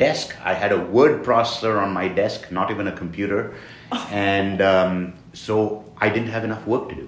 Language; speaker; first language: English; non-native, local second language; Tamil